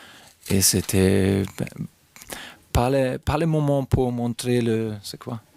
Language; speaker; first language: French; non-native, fluent; German